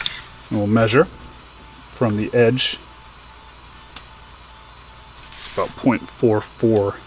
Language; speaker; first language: English; native; English